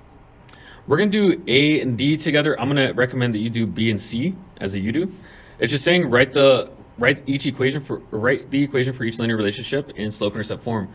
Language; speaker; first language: English; native; English